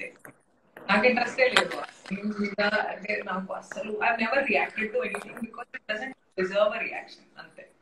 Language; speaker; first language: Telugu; non-native, fluent; Hindi